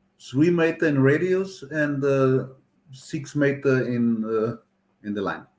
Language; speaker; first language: English; non-native, learner; German